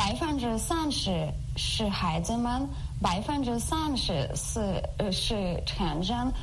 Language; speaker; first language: Chinese; non-native, learner; Ukrainian